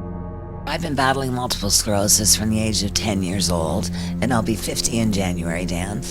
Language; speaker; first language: English; native; English